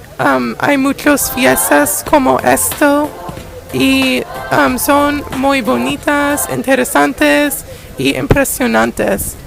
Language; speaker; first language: Spanish; non-native, learner; English